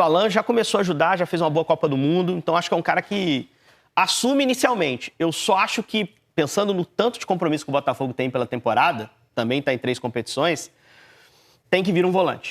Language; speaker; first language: Portuguese; native; Portuguese